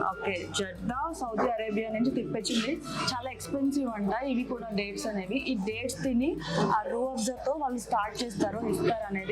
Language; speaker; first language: Telugu; native; Telugu